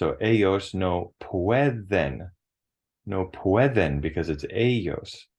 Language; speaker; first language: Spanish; non-native, fluent; English